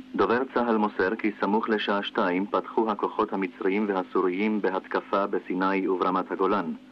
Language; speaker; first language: Hebrew; early bilingual, other home language; Polish